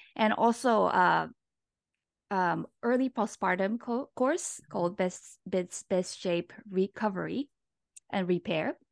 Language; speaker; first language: English; non-native, fluent; Japanese